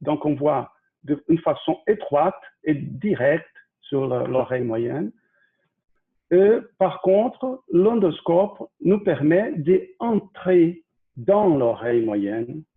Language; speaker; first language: French; non-native, fluent; Portuguese